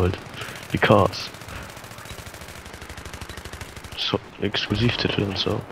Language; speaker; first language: German; native; German